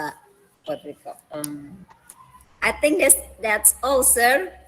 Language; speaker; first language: English; non-native, learner; Indonesian